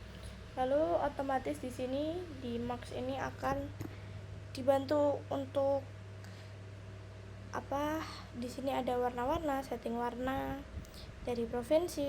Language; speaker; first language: Indonesian; native; Indonesian